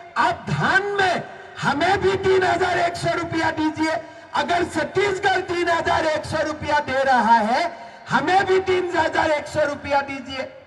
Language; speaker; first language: Hindi; non-native, local second language; Assamese